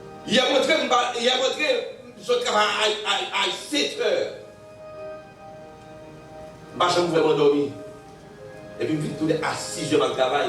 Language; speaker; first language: French; non-native, local second language; Haitian Creole